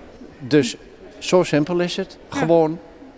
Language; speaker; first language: Dutch; native; Dutch